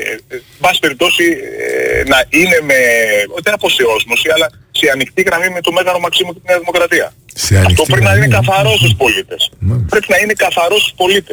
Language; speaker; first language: Greek; native; Greek